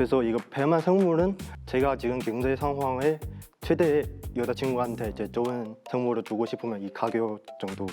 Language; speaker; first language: Korean; non-native, fluent; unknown